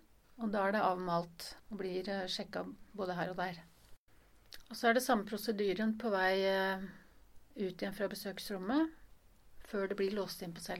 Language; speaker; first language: Norwegian; native; Norwegian